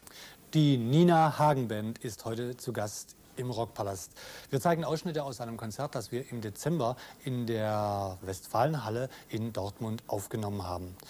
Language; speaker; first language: German; native; German